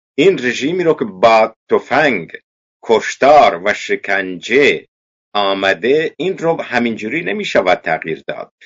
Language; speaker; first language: Persian; non-native, local second language; Baluchi